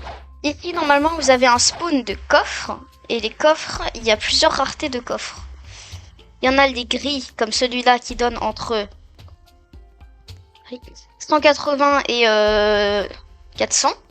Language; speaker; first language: French; native; French